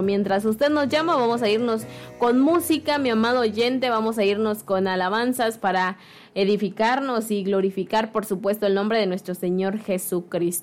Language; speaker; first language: Spanish; native; Spanish